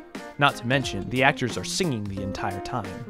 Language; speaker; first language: English; native; English